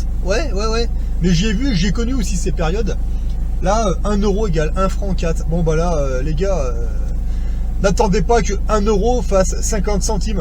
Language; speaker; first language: French; native; French